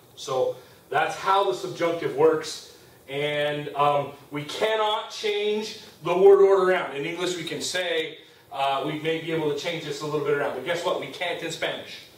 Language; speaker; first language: English; native; English